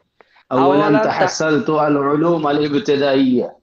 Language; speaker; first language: Arabic; non-native, learner; Bangla